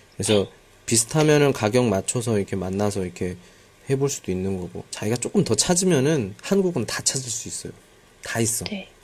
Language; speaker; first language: Korean; native; Korean